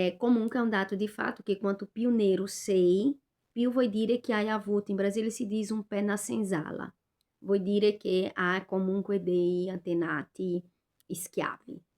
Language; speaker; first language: Italian; non-native, fluent; Portuguese